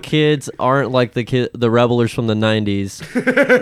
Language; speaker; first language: English; early bilingual, other home language; Spanish